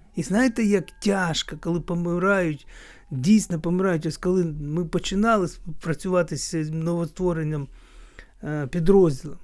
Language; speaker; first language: Ukrainian; non-native, local second language; Russian